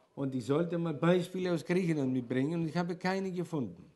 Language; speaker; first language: German; non-native, fluent; Greek